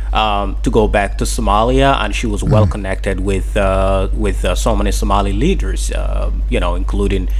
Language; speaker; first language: English; non-native, fluent; Somali